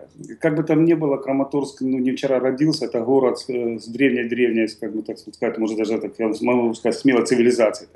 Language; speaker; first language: Russian; native; Russian